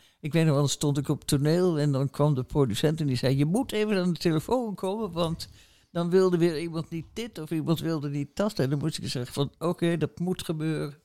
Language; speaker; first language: Dutch; native; Dutch